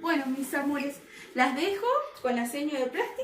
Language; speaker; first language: Spanish; native; Spanish